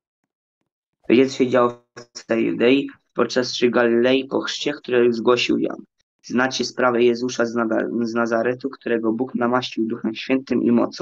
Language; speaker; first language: Polish; native; Polish